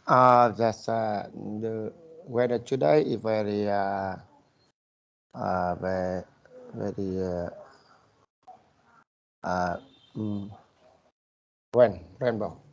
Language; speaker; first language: English; non-native, learner; Vietnamese